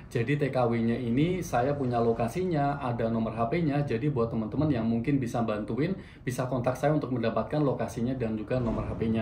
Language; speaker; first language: Indonesian; native; Indonesian